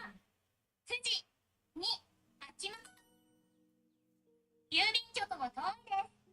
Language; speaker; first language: Japanese; non-native, learner; Chinese